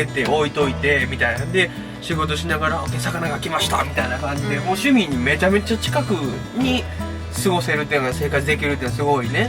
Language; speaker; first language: Japanese; native; Japanese